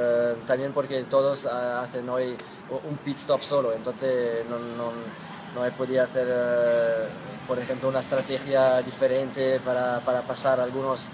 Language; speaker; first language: Spanish; non-native, learner; German